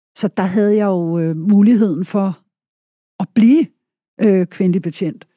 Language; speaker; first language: Danish; native; Danish